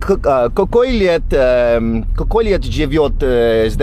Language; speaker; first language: Russian; non-native, learner; English